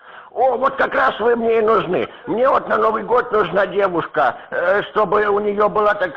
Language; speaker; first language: Russian; native; Russian